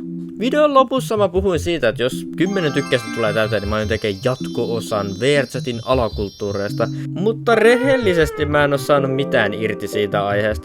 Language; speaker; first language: Finnish; native; Finnish